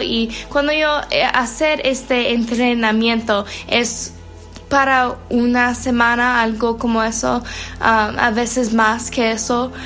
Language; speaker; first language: Spanish; non-native, learner; English